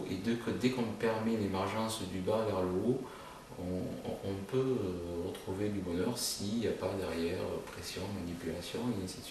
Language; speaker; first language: French; native; French